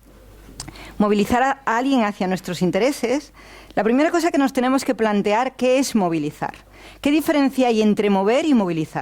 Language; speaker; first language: Spanish; native; Spanish